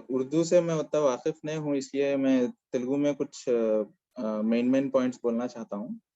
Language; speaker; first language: Hindi; non-native, local second language; Telugu